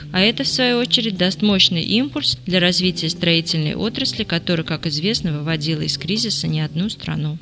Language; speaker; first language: Russian; native; Russian